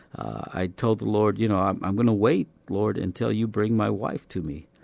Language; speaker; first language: English; native; English